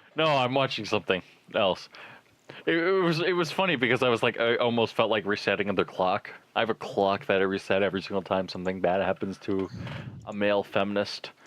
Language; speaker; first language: English; native; English